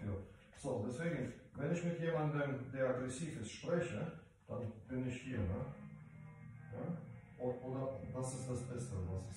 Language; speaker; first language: German; non-native, fluent; Russian